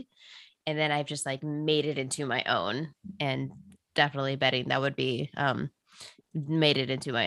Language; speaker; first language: English; native; English